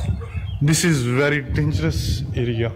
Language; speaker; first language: English; non-native, learner; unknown